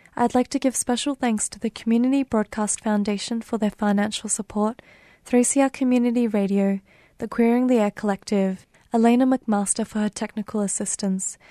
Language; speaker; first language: English; native; English